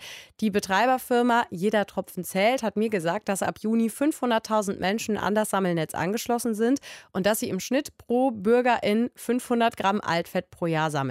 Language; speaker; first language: German; native; German